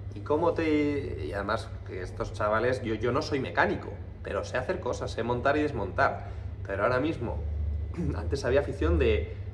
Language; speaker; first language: Spanish; native; Spanish